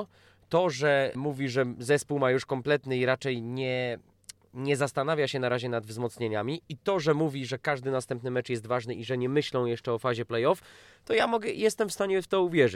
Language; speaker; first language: Polish; native; Polish